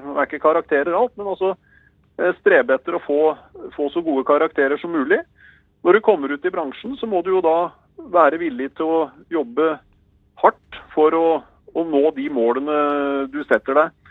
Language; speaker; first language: Norwegian; native; Norwegian